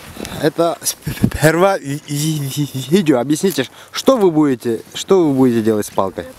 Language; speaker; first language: Russian; non-native, local second language; Yakut